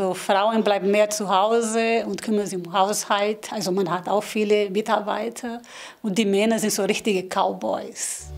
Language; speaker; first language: German; non-native, learner; Portuguese